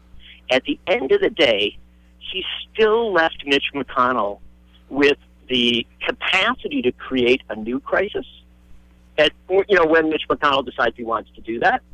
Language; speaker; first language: English; native; English